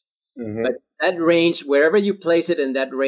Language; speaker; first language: English; non-native, fluent; Spanish